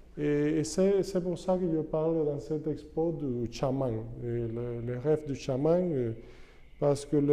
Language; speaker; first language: French; non-native, fluent; Spanish